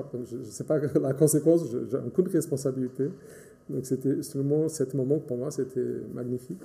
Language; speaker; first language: French; non-native, fluent; Portuguese